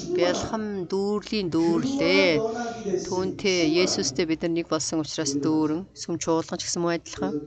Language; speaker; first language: Mongolian; non-native, fluent; Korean